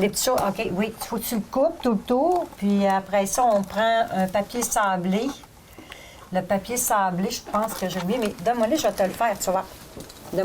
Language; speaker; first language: French; native; French